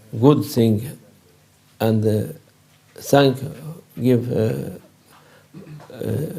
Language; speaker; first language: English; non-native, learner; Turkish